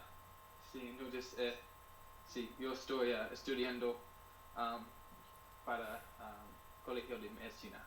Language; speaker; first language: Spanish; non-native, learner; English